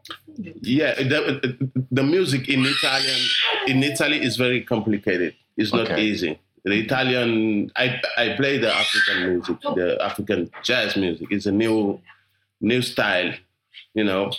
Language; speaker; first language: English; non-native, learner; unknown